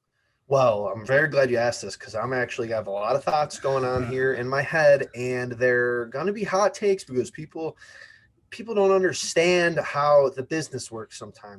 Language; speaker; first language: English; native; English